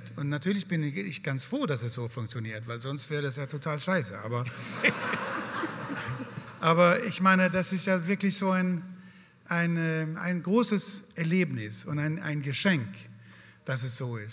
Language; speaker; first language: German; non-native, fluent; Swedish